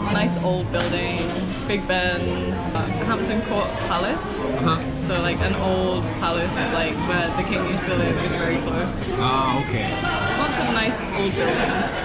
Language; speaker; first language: English; native; English